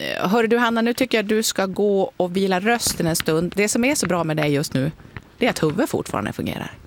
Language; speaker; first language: Swedish; native; Swedish